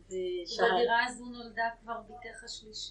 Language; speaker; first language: Hebrew; native; Hebrew